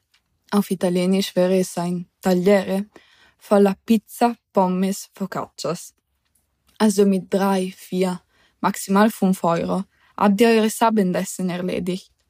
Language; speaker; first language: German; early bilingual, heritage; German